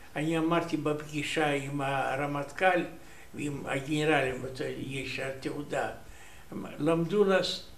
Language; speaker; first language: Hebrew; non-native, learner; Romanian